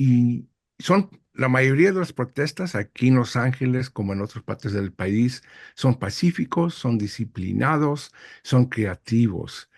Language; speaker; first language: Spanish; early bilingual, heritage; English